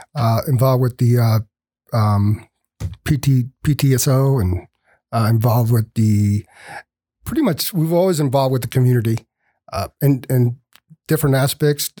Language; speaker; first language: English; early bilingual, other home language; Spanish